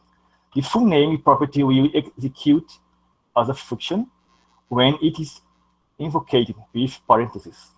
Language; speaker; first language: English; non-native, learner; Portuguese